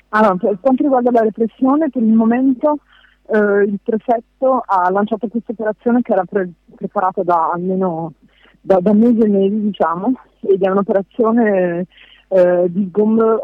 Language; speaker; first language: Italian; non-native, fluent; French